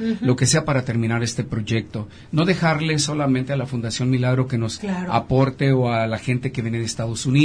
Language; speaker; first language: Spanish; native; Spanish